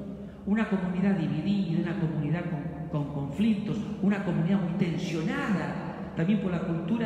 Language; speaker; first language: Spanish; native; Spanish